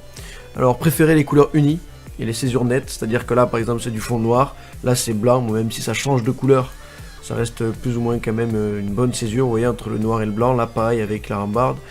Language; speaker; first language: French; native; French